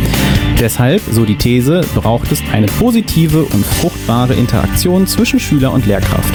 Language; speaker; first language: German; native; German